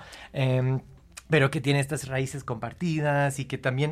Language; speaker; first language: Spanish; non-native, fluent; English